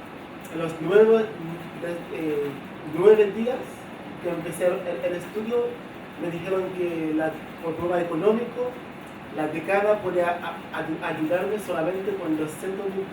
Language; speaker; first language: Spanish; non-native, fluent; Haitian Creole